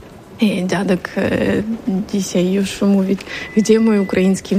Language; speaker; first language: Polish; non-native, learner; Ukrainian